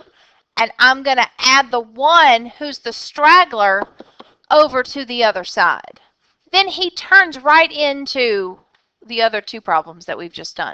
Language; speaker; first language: English; native; English